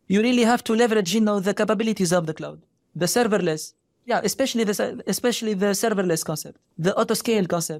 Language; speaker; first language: English; non-native, fluent; Arabic